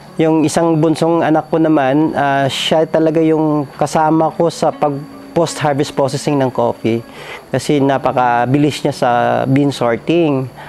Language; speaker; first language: Filipino; non-native, local second language; Hiligaynon